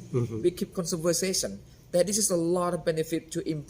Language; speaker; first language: English; non-native, fluent; Khmer